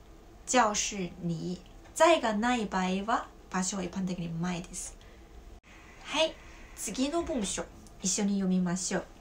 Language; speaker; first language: Japanese; non-native, fluent; Chinese